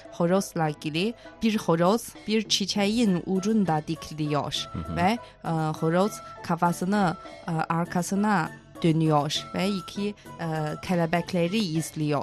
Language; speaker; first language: Turkish; non-native, fluent; Chinese